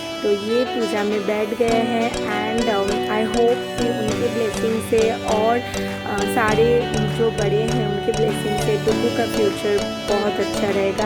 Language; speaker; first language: Hindi; non-native, local second language; Bangla